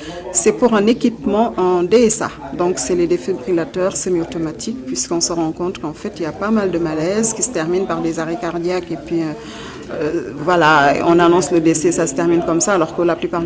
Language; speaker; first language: French; non-native, local second language; Wolof